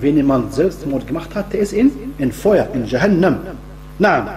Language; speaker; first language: German; non-native, fluent; Arabic